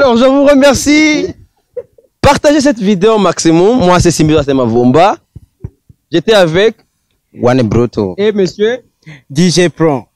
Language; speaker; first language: French; non-native, local second language; Rundi